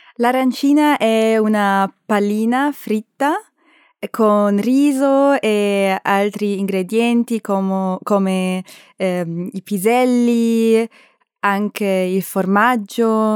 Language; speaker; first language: Italian; non-native, learner; German